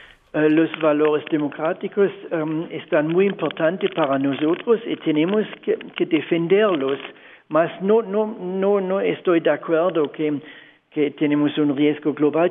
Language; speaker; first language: Spanish; non-native, fluent; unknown